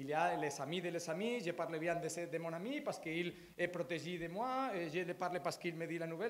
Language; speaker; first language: French; non-native, learner; Spanish